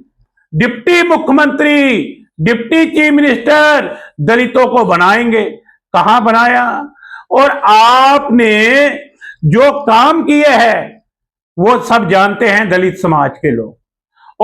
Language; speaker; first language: Hindi; non-native, local second language; Punjabi